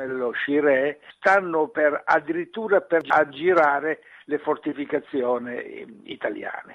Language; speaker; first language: Italian; native; Italian